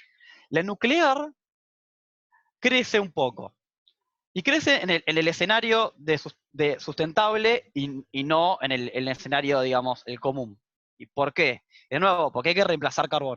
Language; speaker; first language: Spanish; native; Spanish